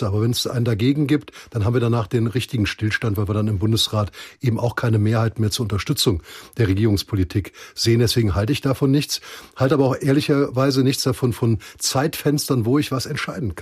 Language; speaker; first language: German; native; German